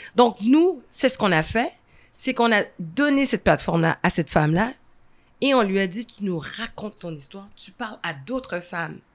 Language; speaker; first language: French; native; French